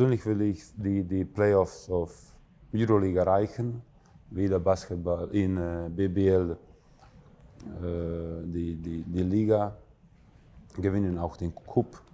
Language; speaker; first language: German; non-native, fluent; Croatian